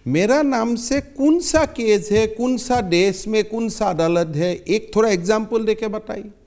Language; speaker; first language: Hindi; non-native, local second language; Assamese